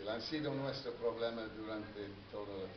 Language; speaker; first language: Spanish; non-native, fluent; English